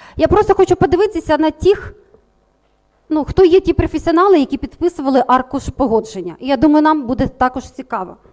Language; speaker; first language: Ukrainian; native; Ukrainian